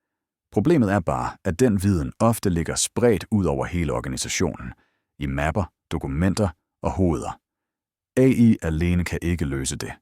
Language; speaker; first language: Danish; native; Danish